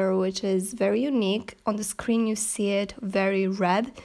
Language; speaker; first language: English; non-native, fluent; Serbian